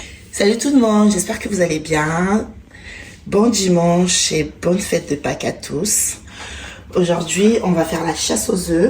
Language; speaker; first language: French; native; French